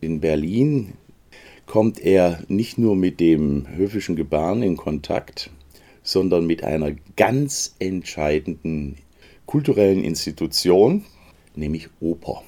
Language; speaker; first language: German; native; German